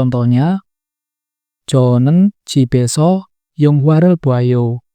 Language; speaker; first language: Korean; non-native, fluent; Indonesian